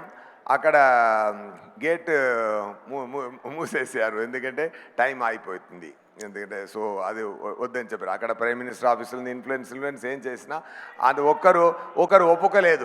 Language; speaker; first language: Telugu; non-native, learner; Tamil